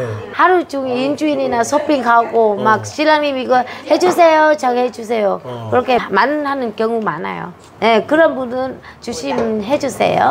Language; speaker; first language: Korean; non-native, fluent; Vietnamese